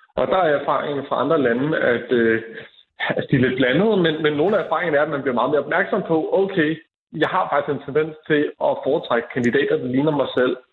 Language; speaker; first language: Danish; native; Danish